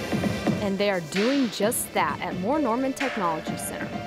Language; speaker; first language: English; native; English